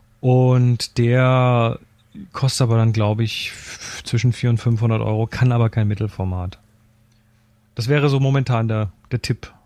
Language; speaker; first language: German; native; German